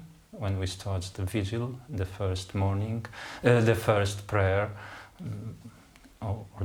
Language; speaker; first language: English; non-native, fluent; Polish